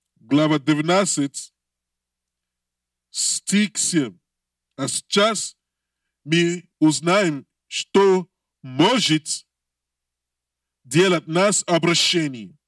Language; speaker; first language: Russian; non-native, learner; English